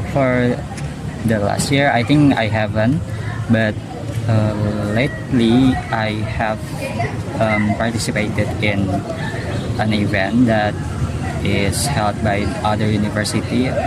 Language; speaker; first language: English; non-native, learner; Indonesian